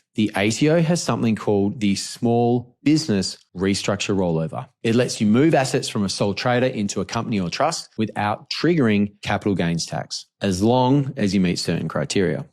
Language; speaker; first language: English; native; English